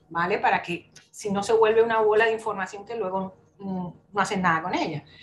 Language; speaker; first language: Spanish; native; Spanish